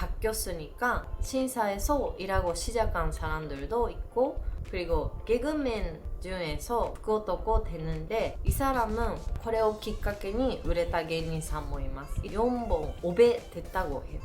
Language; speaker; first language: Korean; non-native, learner; Japanese